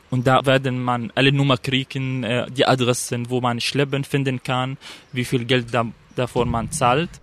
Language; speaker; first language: German; non-native, fluent; Arabic